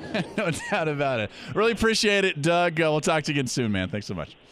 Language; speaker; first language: English; native; English